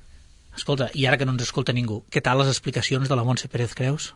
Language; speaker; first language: Catalan; native; Catalan